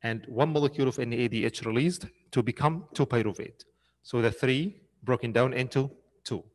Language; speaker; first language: English; non-native, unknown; Arabic